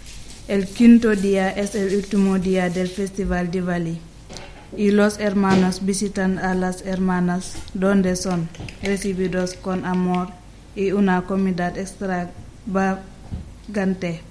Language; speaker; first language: Spanish; non-native, learner; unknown